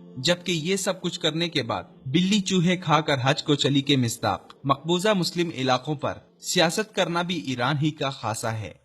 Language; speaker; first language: Urdu; native; Urdu